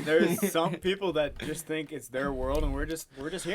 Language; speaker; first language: English; native; English